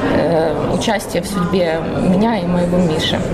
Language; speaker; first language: Russian; native; Russian